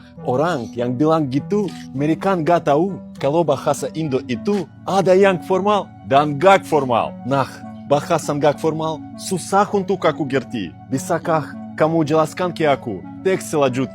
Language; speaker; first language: Indonesian; non-native, fluent; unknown